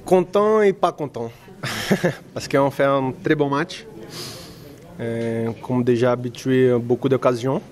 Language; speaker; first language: French; non-native, fluent; Czech